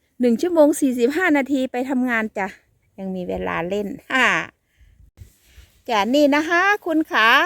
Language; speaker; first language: Thai; native; Thai